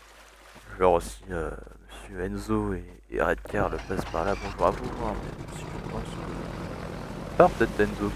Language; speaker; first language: French; native; French